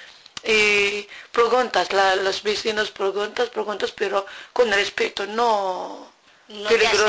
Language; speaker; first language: Spanish; non-native, learner; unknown